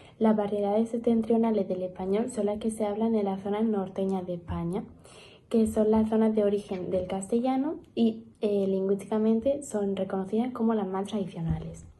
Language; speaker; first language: Spanish; native; Spanish